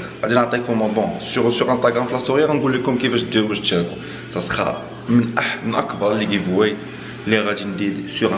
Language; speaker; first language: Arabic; native; Arabic